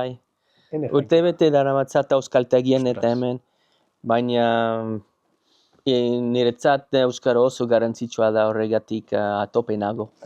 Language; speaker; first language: Basque; non-native, learner; English